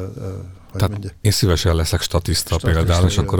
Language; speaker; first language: Hungarian; native; Hungarian